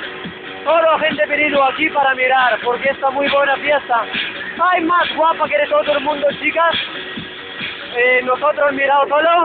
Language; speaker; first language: Spanish; non-native, learner; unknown